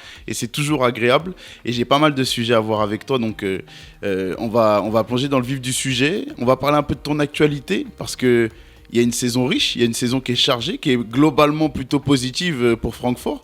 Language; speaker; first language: French; native; French